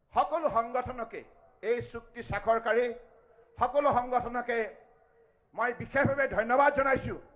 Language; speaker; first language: Hindi; non-native, local second language; Assamese